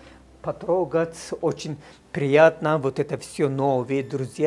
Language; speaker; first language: Russian; non-native, fluent; Turkish